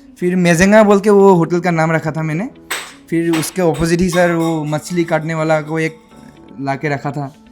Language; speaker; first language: Hindi; non-native, local second language; Assamese